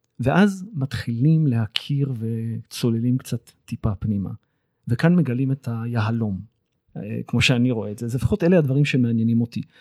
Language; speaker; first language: Hebrew; native; Hebrew